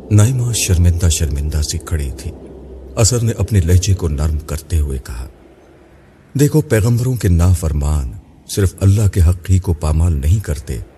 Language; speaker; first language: Urdu; native; Urdu